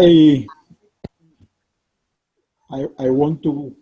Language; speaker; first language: English; non-native, learner; Italian